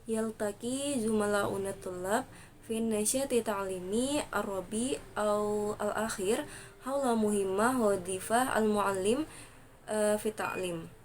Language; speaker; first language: Arabic; non-native, learner; Indonesian